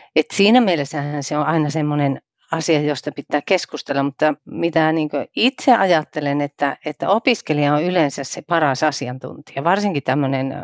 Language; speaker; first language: Finnish; native; Finnish